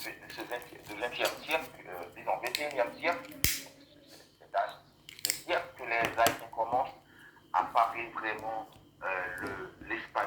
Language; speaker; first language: French; non-native, local second language; Haitian Creole